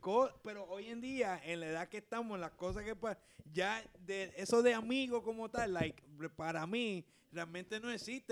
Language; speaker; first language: Spanish; early bilingual, heritage; Spanish